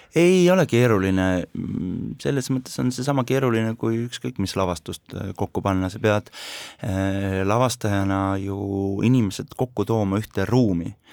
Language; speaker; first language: Estonian; native; Estonian